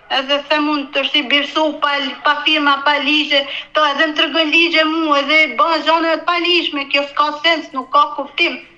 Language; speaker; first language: Albanian; native; Albanian